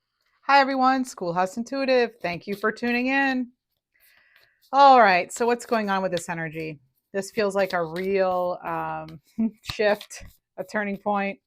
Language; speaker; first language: English; native; English